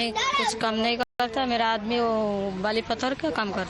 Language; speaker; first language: Hindi; non-native, learner; Bangla